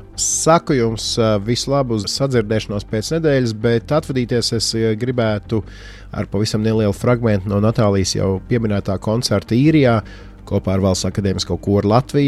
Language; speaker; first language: Latvian; native; Latvian